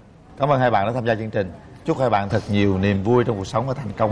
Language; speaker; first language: Vietnamese; native; Vietnamese